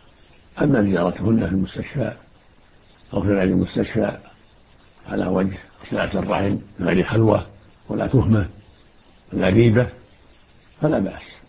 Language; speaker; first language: Arabic; native; Arabic